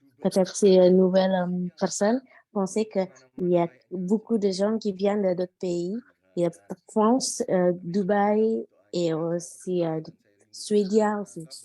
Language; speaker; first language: French; non-native, learner; Indonesian